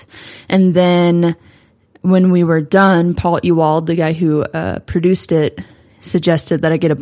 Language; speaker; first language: English; native; English